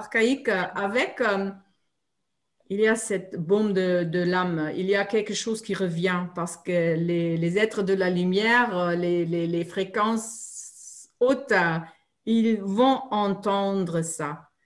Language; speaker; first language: French; non-native, fluent; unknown